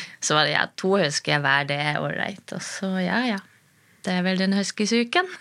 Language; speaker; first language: Norwegian; non-native, fluent; German